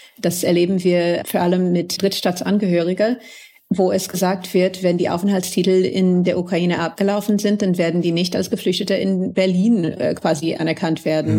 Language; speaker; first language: German; non-native, fluent; English